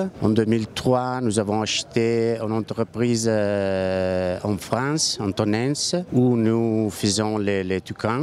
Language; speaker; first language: French; non-native, learner; Italian